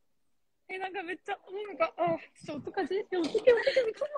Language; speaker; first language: Japanese; non-native, learner; Korean